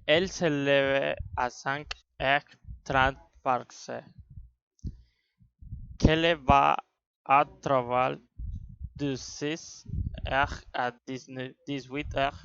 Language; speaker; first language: French; non-native, learner; Spanish